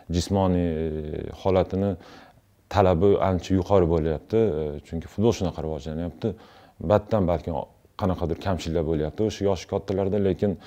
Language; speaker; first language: Uzbek; non-native, local second language; Russian